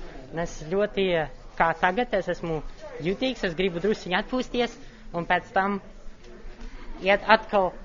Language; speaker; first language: Latvian; non-native, local second language; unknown